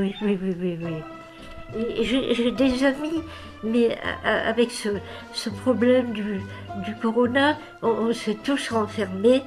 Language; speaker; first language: French; native; French